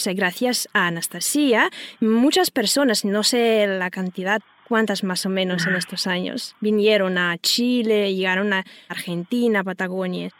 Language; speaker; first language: Spanish; non-native, fluent; Russian